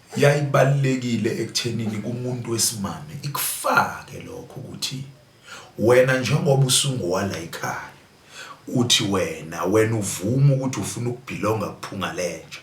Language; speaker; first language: Zulu; native; Zulu